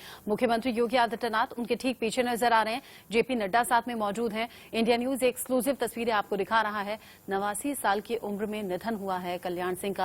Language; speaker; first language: Hindi; native; Hindi